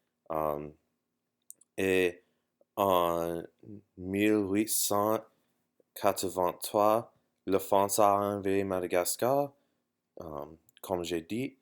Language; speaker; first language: French; non-native, learner; English